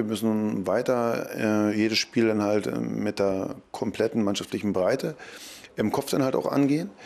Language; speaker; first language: German; native; German